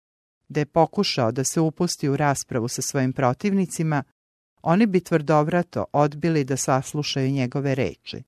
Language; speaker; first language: Serbian; native; Serbian